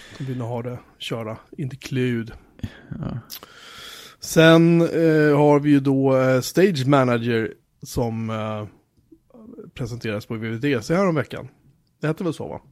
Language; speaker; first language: Swedish; native; Swedish